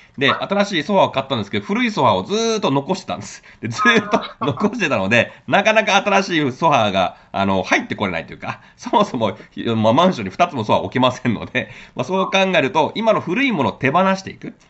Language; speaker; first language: Japanese; native; Japanese